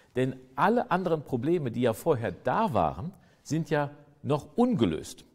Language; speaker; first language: German; native; German